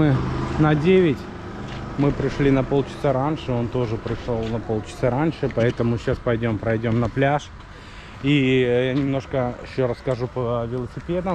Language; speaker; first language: Russian; native; Russian